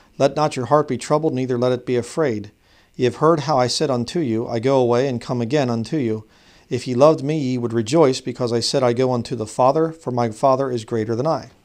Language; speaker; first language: English; native; English